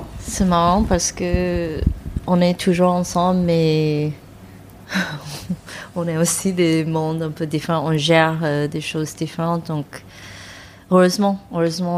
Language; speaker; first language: French; non-native, learner; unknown